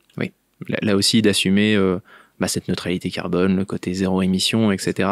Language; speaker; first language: French; native; French